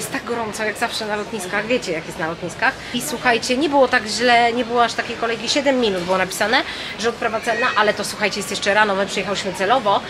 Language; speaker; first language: Polish; native; Polish